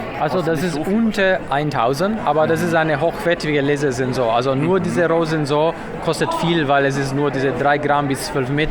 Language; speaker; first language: German; non-native, fluent; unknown